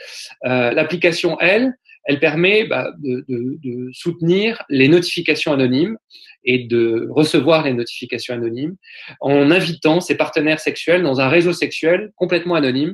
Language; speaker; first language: French; native; French